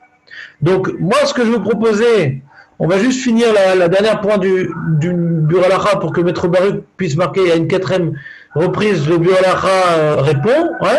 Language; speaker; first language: French; native; French